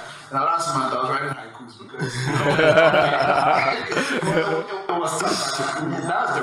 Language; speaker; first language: English; non-native, local second language; Akan